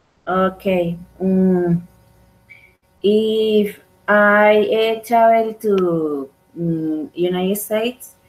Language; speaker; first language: English; non-native, learner; Spanish